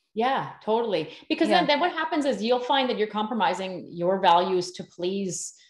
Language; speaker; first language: English; native; English